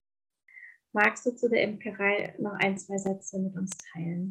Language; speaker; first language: German; native; German